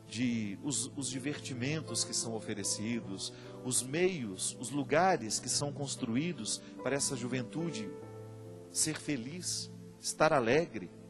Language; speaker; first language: Portuguese; native; Portuguese